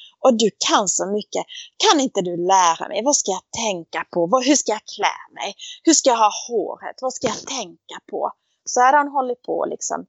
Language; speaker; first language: Swedish; native; Swedish